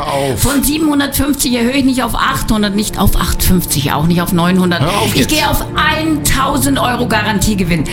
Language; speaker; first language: German; native; German